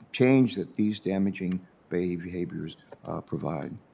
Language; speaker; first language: English; native; English